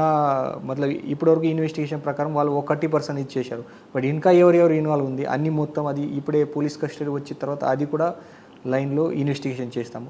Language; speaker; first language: Telugu; non-native, learner; Marathi